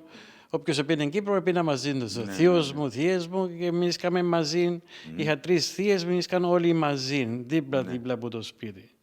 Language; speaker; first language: Greek; early bilingual, heritage; Greek